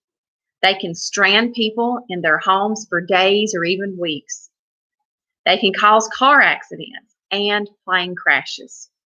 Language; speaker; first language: English; native; English